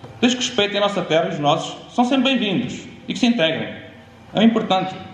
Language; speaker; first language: Portuguese; native; Portuguese